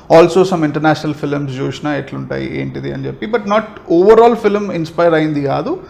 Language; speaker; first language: Telugu; native; Telugu